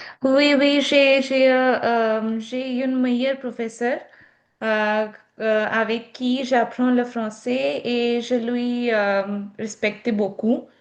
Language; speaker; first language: French; non-native, learner; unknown